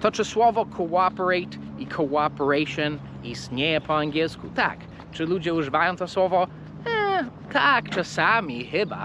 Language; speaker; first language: Polish; non-native, fluent; English